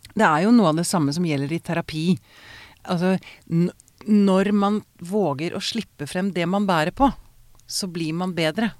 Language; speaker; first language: Norwegian; native; Norwegian